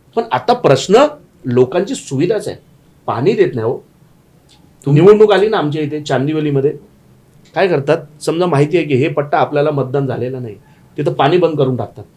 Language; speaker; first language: Marathi; non-native, local second language; Gujarati